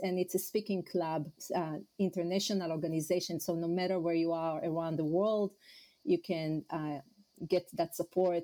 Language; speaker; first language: English; non-native, fluent; Hebrew